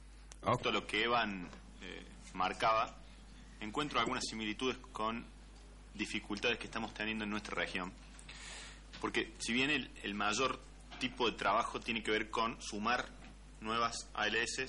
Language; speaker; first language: Spanish; native; Spanish